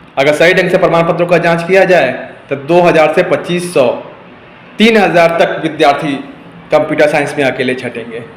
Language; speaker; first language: Hindi; native; Hindi